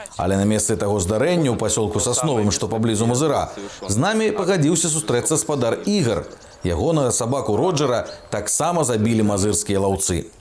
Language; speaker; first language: Belarusian; native; Belarusian